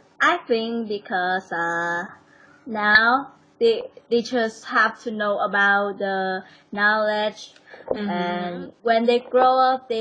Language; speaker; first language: English; non-native, learner; Vietnamese